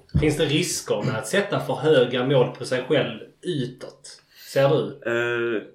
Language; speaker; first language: Swedish; native; Swedish